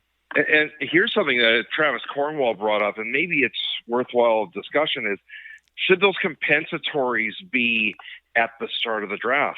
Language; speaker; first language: English; native; English